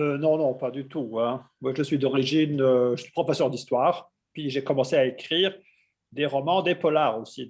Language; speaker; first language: French; non-native, local second language; Italian